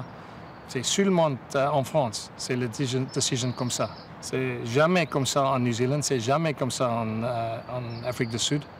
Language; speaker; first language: French; non-native, learner; English